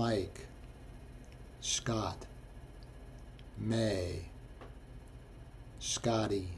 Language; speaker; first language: English; native; English